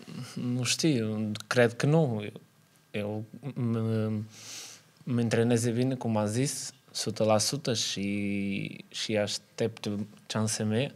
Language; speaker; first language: Romanian; non-native, learner; Portuguese